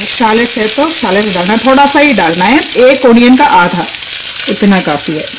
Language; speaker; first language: Hindi; non-native, local second language; Malayalam